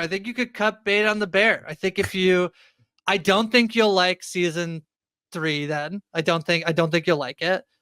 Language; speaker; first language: English; native; English